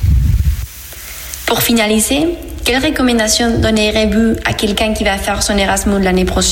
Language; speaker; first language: French; non-native, fluent; Spanish